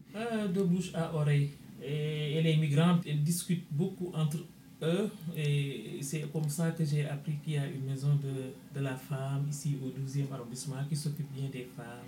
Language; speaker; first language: French; non-native, local second language; Wolof